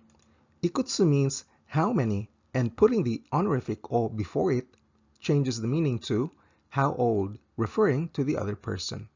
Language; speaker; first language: English; non-native, fluent; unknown